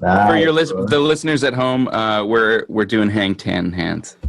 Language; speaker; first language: English; native; English